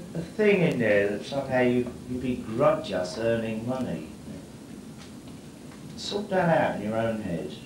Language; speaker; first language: English; native; English